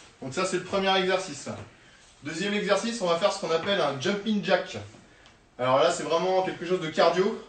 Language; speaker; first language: French; native; French